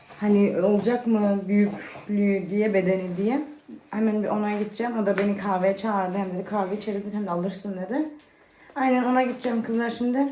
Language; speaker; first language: Turkish; early bilingual, heritage; Turkish